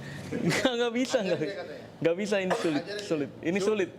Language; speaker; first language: Indonesian; non-native, learner; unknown